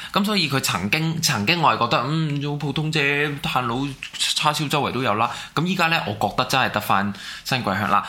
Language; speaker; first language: Cantonese; native; Cantonese